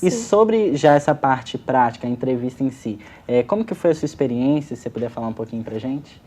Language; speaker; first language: Portuguese; native; Portuguese